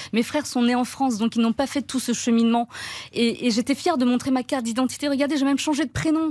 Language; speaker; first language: French; early bilingual, other home language; Turkish